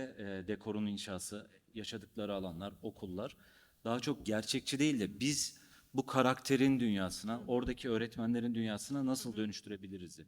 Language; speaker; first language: Turkish; native; Turkish